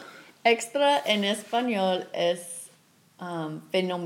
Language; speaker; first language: Spanish; non-native, fluent; English